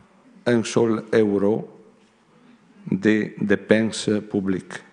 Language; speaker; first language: French; non-native, learner; Italian